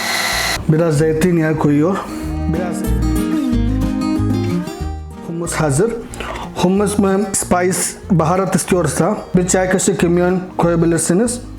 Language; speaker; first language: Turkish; non-native, learner; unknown